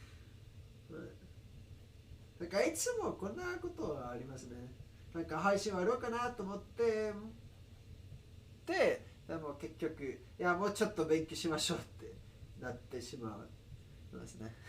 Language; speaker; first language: Japanese; non-native, learner; Spanish